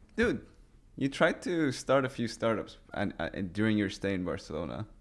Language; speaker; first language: English; early bilingual, other home language; Persian